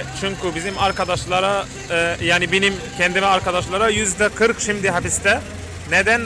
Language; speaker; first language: Turkish; non-native, learner; Arabic